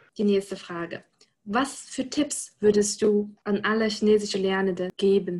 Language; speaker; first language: German; non-native, fluent; Chinese